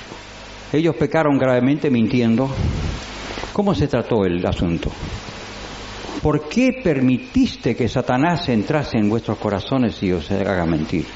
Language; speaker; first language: Spanish; native; Spanish